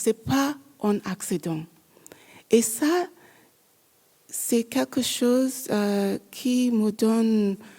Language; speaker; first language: French; non-native, learner; English